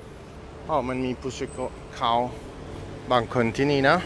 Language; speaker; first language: Thai; non-native, fluent; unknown